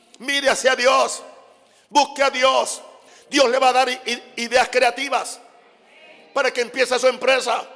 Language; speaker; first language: Spanish; non-native, fluent; English